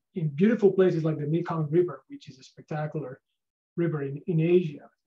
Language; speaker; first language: English; non-native, fluent; Spanish